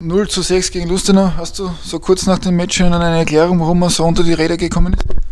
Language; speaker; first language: German; native; German